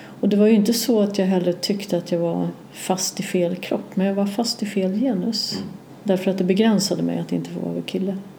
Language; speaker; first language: Swedish; native; Swedish